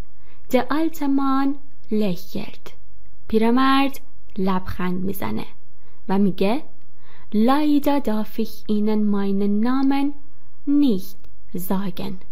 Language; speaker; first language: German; non-native, fluent; Persian